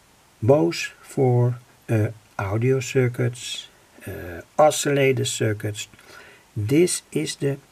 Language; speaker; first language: English; non-native, fluent; Dutch